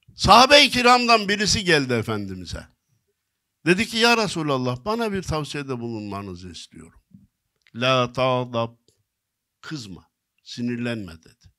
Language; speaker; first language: Turkish; native; Turkish